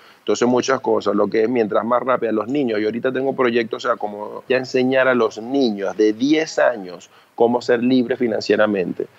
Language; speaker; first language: Spanish; early bilingual, other home language; Chinese